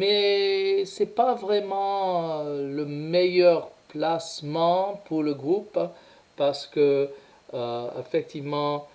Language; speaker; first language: French; non-native, fluent; English